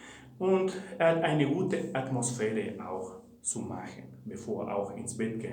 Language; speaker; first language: German; non-native, fluent; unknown